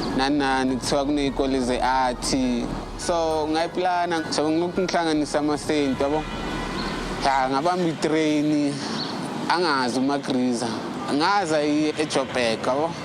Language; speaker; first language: Zulu; native; Zulu